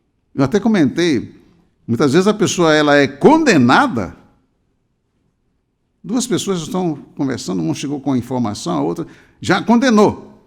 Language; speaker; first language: Portuguese; native; Portuguese